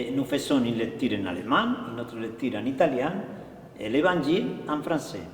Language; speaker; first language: French; non-native, fluent; Spanish